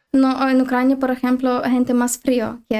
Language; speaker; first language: Spanish; non-native, learner; Ukrainian